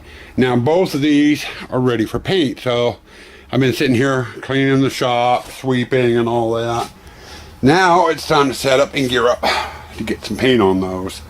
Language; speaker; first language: English; native; English